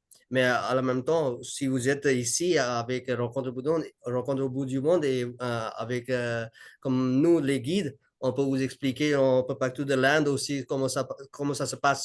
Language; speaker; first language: French; non-native, learner; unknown